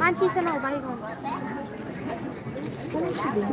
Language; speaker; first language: Korean; non-native, learner; Vietnamese